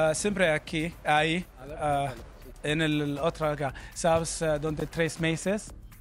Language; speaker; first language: Spanish; non-native, learner; Arabic